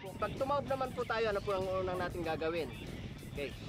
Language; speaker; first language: Filipino; non-native, local second language; Pampanga